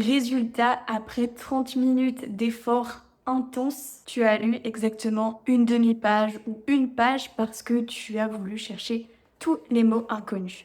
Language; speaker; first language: French; native; French